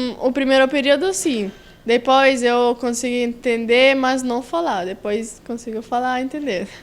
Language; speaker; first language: Portuguese; non-native, learner; Italian